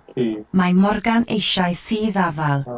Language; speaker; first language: Welsh; non-native, learner; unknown